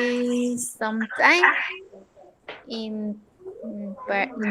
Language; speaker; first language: English; non-native, learner; Spanish